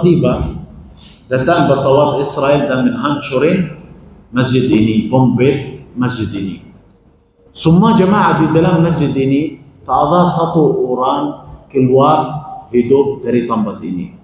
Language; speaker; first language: Indonesian; non-native, fluent; Arabic